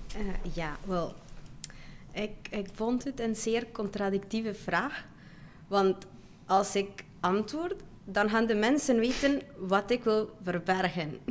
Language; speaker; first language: Dutch; non-native, fluent; Spanish